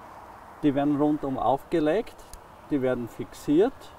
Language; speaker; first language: German; native; German